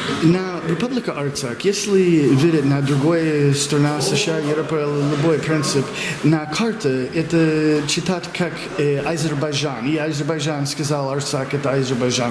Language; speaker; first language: Russian; non-native, learner; English